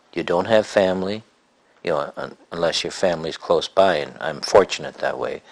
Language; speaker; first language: English; native; English